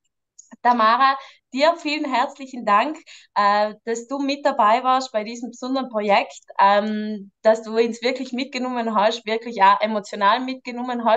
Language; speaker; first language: German; native; German